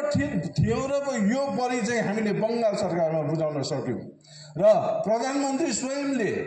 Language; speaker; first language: Nepali; native; Nepali